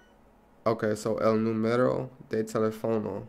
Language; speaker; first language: Spanish; non-native, learner; English